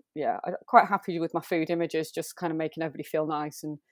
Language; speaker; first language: English; native; English